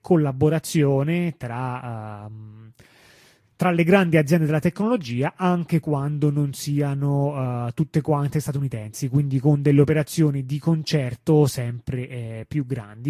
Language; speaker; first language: Italian; native; Italian